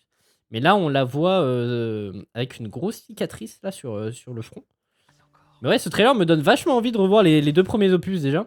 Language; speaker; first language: French; native; French